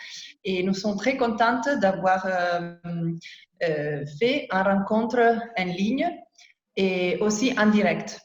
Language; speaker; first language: French; non-native, fluent; Italian